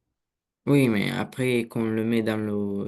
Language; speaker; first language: French; non-native, learner; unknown